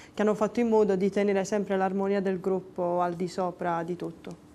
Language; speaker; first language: Italian; native; Italian